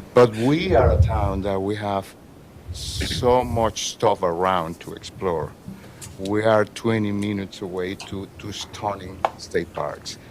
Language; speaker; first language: English; non-native, fluent; Spanish